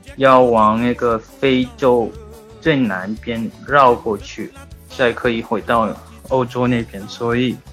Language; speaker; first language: Chinese; non-native, fluent; Morisyen